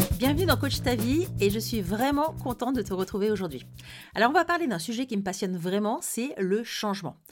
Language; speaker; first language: French; native; French